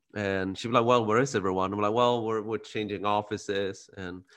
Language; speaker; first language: English; early bilingual, other home language; Khmer